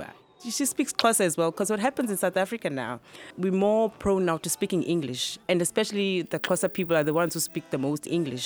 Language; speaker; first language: English; non-native, local second language; Xhosa